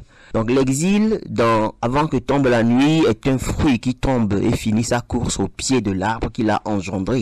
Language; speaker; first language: French; non-native, local second language; Ewe